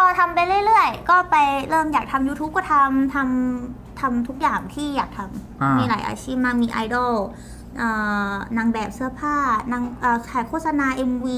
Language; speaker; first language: Thai; early bilingual, other home language; Korean